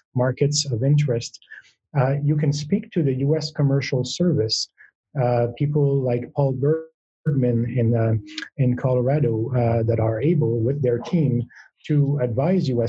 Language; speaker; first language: English; non-native, fluent; French